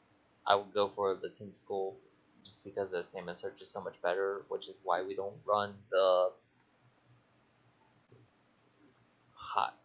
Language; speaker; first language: English; native; English